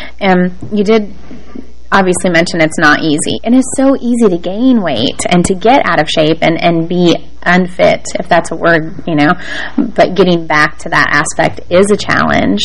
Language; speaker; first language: English; native; English